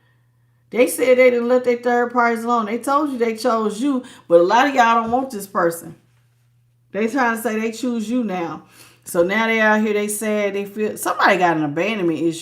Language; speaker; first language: English; native; English